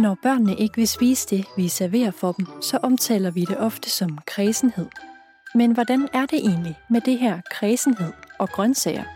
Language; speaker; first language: Danish; native; Danish